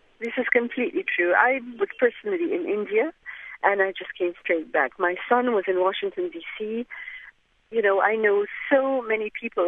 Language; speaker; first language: English; non-native, fluent; Arabic